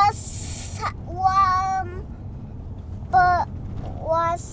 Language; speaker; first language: English; non-native, learner; Indonesian